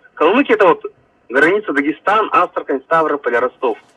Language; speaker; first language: Russian; native; Russian